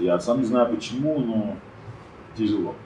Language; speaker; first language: Russian; non-native, fluent; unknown